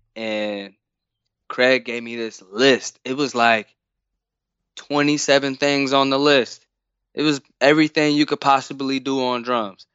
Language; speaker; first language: English; native; English